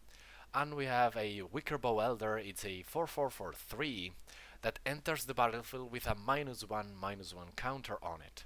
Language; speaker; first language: English; non-native, fluent; Spanish